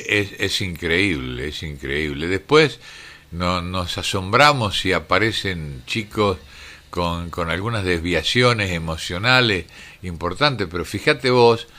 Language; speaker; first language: Spanish; native; Spanish